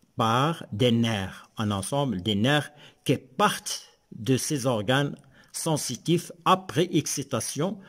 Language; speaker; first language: French; non-native, local second language; Arabic